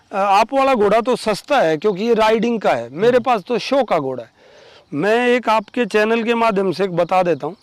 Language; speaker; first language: Hindi; native; Hindi